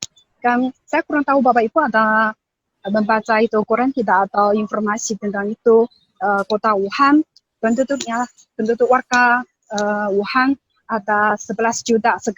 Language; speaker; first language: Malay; non-native, learner; Chinese